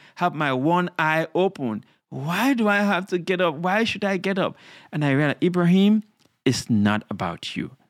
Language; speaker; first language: English; non-native, local second language; Krio